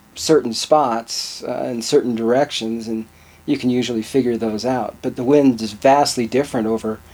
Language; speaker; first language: English; native; English